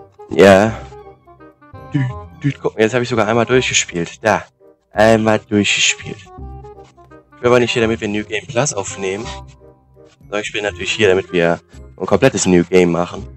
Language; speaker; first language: German; native; German